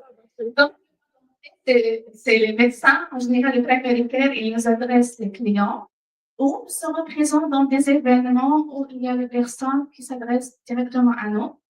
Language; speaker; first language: French; non-native, fluent; Arabic